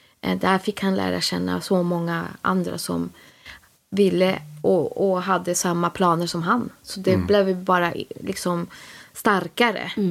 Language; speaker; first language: Swedish; native; Swedish